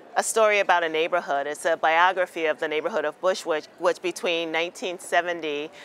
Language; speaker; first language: English; native; English